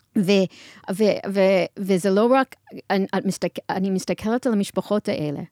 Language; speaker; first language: Hebrew; non-native, fluent; English